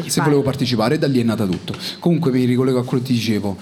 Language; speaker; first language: Italian; native; Italian